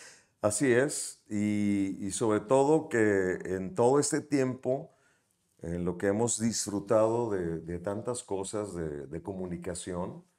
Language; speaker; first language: Spanish; native; Spanish